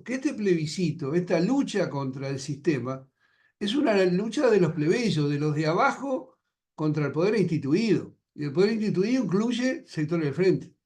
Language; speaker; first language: Spanish; native; Spanish